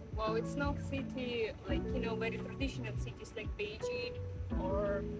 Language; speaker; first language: English; non-native, fluent; Russian